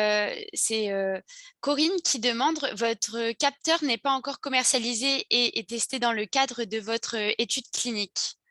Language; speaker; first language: French; native; French